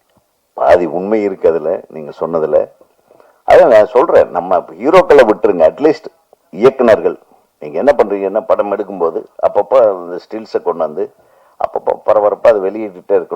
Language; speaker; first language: Tamil; native; Tamil